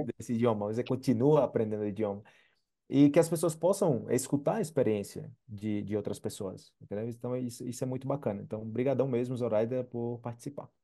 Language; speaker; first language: Portuguese; native; Portuguese